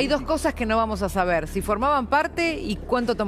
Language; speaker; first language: Spanish; native; Spanish